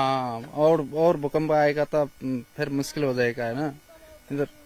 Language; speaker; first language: Hindi; non-native, local second language; Nepali